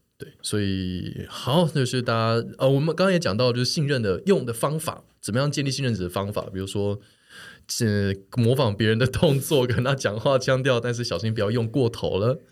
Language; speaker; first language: Chinese; native; Chinese